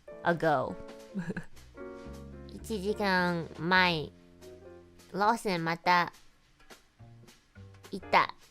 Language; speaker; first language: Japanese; non-native, learner; English